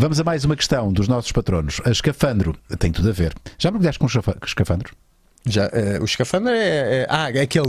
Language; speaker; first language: Portuguese; native; Portuguese